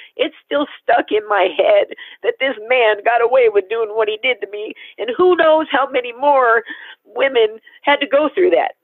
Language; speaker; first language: English; native; English